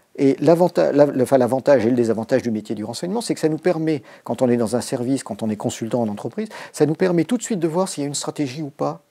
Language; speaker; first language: French; native; French